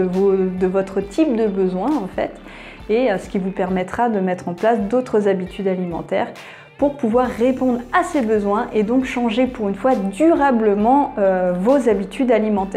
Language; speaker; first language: French; native; French